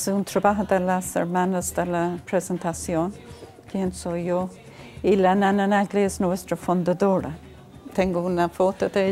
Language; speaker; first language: Spanish; non-native, fluent; English